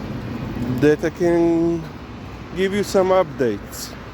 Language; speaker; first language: English; non-native, fluent; Slovenian